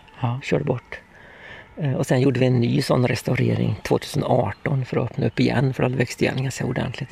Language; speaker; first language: Swedish; native; Swedish